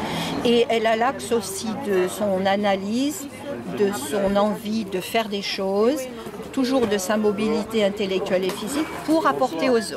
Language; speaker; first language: French; native; French